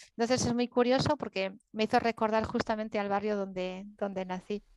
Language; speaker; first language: Spanish; native; Spanish